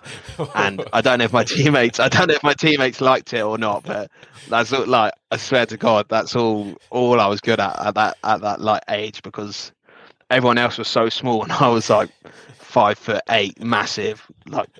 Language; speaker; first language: English; native; English